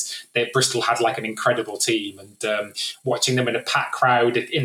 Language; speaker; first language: English; native; English